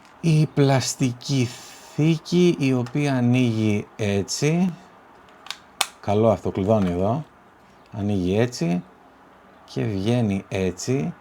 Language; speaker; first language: Greek; native; Greek